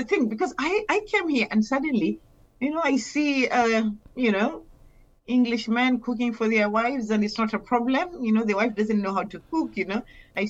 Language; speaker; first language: English; non-native, local second language; Swahili